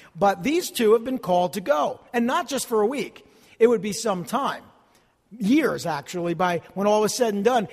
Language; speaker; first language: English; early bilingual, other home language; Italian